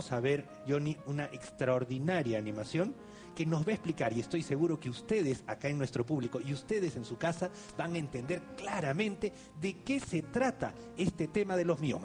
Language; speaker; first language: Spanish; native; Spanish